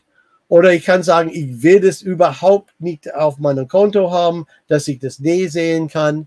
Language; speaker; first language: German; non-native, learner; English